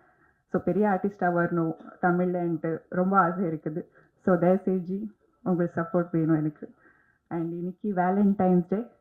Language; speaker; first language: Tamil; non-native, learner; Kannada